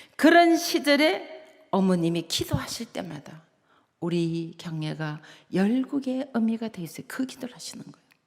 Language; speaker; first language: Korean; native; Korean